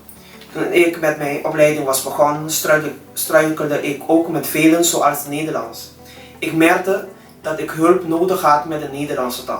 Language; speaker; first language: Dutch; non-native, local second language; Papiamento